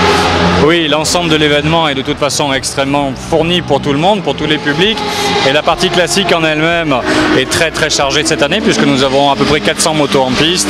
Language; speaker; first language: French; native; French